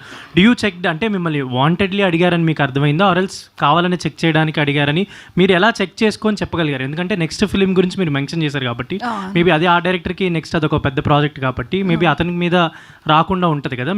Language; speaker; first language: Telugu; native; Telugu